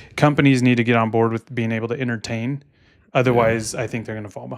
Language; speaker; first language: English; native; English